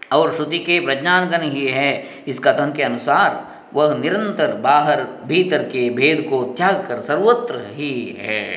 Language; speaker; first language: Hindi; non-native, local second language; Kannada